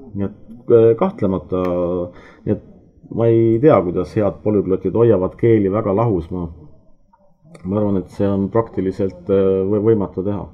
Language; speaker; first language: Estonian; non-native, local second language; Russian